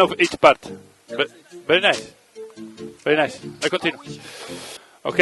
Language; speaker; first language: English; non-native, learner; Spanish